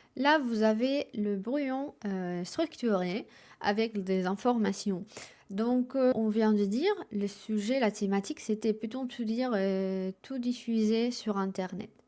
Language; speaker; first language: French; non-native, fluent; Spanish